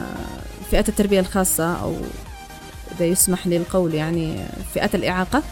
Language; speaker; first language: Arabic; native; Arabic